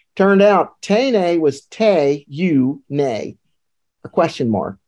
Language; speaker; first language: English; native; English